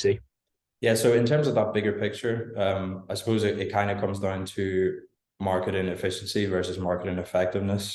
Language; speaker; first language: English; native; English